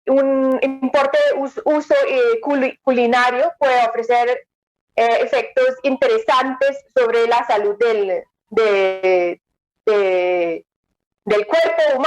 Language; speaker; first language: Spanish; non-native, fluent; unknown